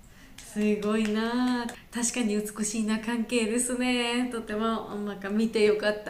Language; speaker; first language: Japanese; non-native, learner; Georgian